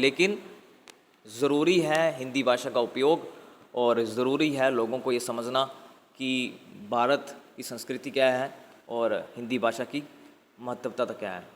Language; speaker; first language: Hindi; native; Hindi